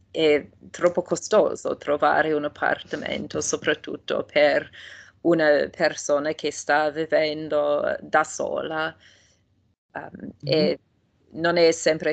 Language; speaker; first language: Italian; non-native, fluent; English